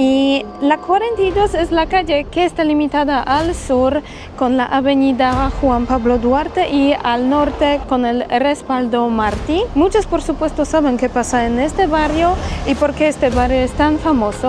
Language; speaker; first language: Spanish; non-native, fluent; Polish